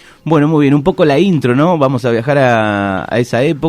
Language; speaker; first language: Spanish; native; Spanish